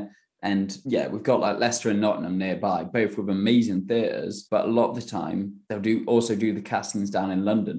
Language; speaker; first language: English; native; English